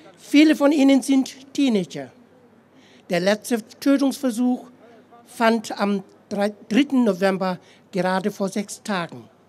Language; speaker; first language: German; non-native, fluent; Tibetan